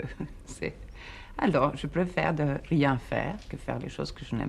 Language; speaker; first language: French; non-native, fluent; Swedish